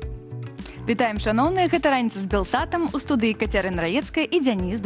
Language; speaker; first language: Belarusian; native; Belarusian